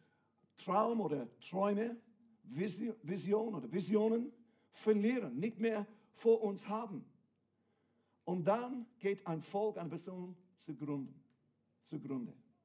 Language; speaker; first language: German; non-native, fluent; English